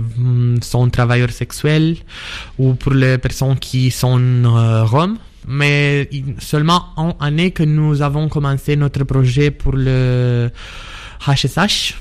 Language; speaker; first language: French; non-native, learner; Romanian